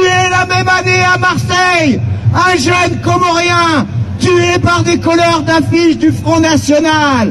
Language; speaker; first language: French; native; French